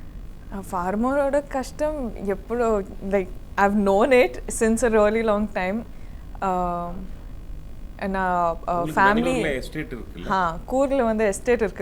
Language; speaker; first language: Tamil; non-native, learner; Kodava